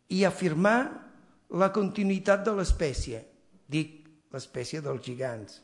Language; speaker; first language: Catalan; non-native, fluent; Italian